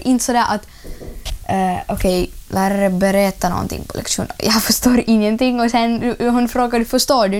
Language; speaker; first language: Swedish; early bilingual, other home language; Russian